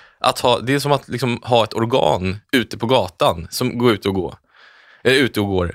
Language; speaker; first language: Swedish; native; Swedish